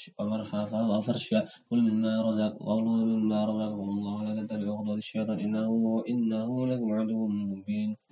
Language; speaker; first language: Arabic; non-native, learner; Indonesian